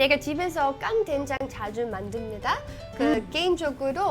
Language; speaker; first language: Korean; non-native, fluent; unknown